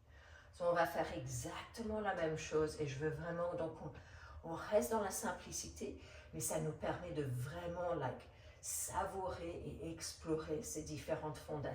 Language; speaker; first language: French; non-native, fluent; English